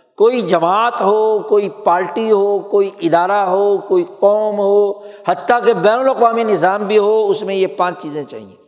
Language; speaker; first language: Urdu; native; Urdu